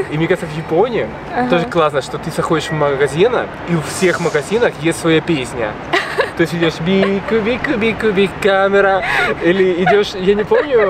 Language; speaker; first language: Russian; non-native, fluent; Spanish